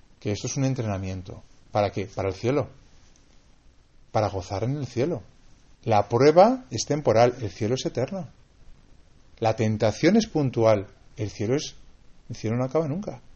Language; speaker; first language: Spanish; native; Spanish